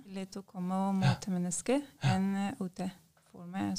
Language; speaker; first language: Norwegian; non-native, learner; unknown